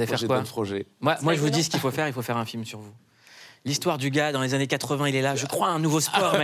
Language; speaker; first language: French; native; French